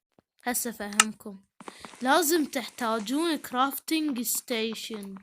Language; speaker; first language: Arabic; native; Arabic